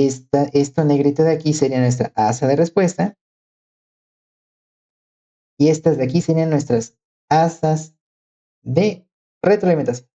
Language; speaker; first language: Spanish; native; Spanish